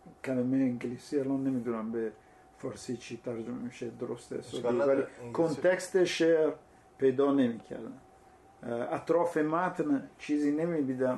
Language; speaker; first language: Persian; non-native, fluent; Italian